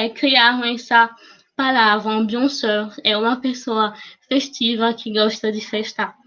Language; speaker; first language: Portuguese; non-native, fluent; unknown